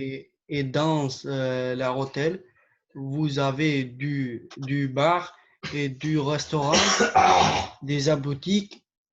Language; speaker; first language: French; non-native, learner; Albanian